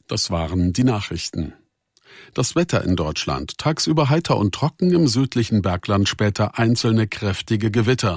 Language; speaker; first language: German; native; German